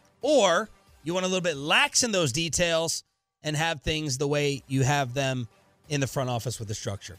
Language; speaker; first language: English; native; English